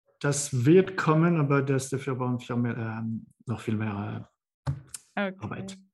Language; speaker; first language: German; non-native, learner; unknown